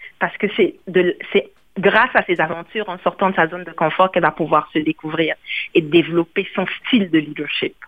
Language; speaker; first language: French; non-native, local second language; Kongo